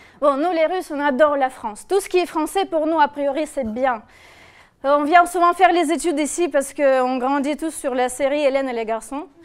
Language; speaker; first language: French; non-native, fluent; Russian